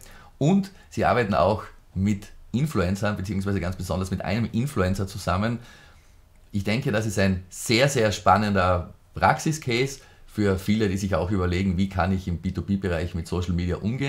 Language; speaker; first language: German; native; German